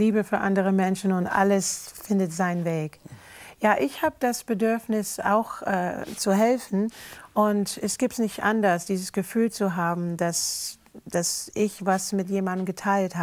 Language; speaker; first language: German; non-native, fluent; English